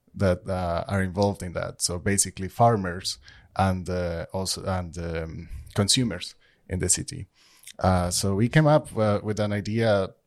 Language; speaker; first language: English; non-native, fluent; Spanish